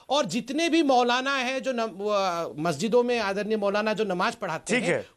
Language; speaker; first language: Hindi; non-native, local second language; Odia